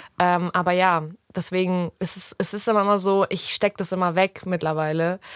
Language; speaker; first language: German; early bilingual, other home language; Russian